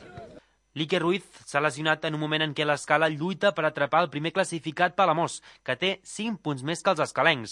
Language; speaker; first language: Catalan; native; Catalan